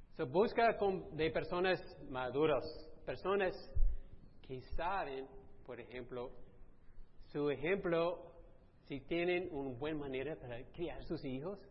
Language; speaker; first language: Spanish; non-native, fluent; English